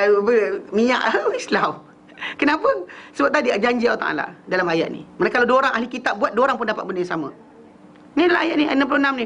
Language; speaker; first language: Malay; native; Malay